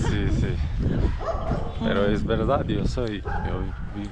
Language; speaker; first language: Spanish; non-native, learner; Romanian